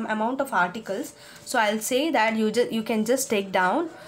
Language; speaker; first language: English; non-native, local second language; Kannada